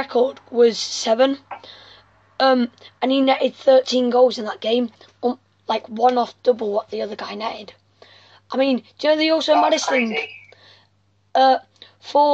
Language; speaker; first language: English; native; English